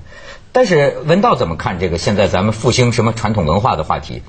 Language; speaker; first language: Chinese; native; Chinese